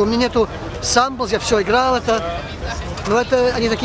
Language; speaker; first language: Russian; early bilingual, heritage; Russian